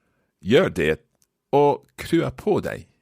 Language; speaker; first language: Swedish; non-native, learner; English